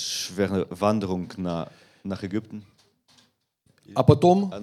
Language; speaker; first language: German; non-native, learner; Russian